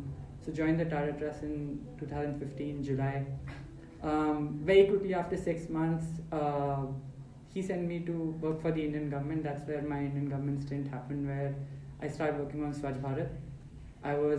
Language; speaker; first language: English; non-native, local second language; Hindi